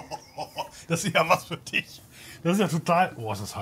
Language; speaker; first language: German; native; German